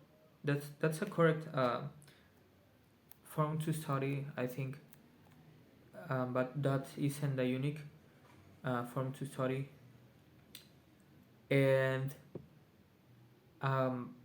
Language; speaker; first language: English; non-native, learner; Spanish